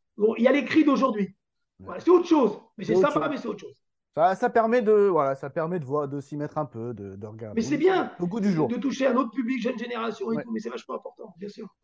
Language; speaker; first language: French; native; French